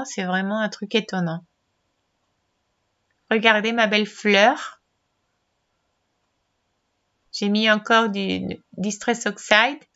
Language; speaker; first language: French; non-native, fluent; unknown